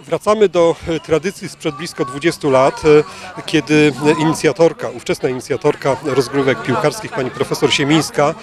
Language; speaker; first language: Polish; native; Polish